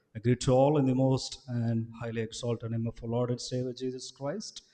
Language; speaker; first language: English; non-native, local second language; Telugu